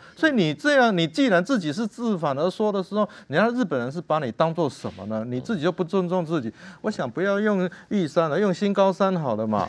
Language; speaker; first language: Chinese; native; Chinese